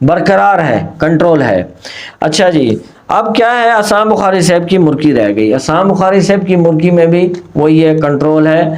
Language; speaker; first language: Urdu; non-native, local second language; Punjabi